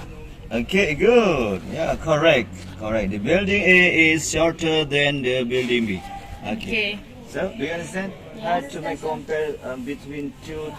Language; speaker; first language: English; non-native, learner; Indonesian